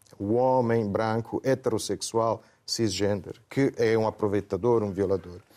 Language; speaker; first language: Portuguese; non-native, fluent; Italian